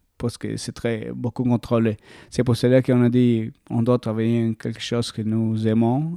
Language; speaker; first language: French; non-native, learner; Spanish